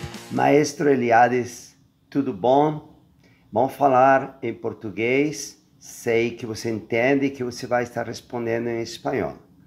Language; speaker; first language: Portuguese; non-native, fluent; Spanish